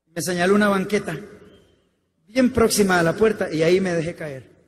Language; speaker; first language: Spanish; native; Spanish